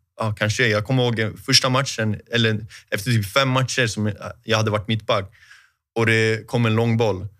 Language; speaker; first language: Swedish; native; Swedish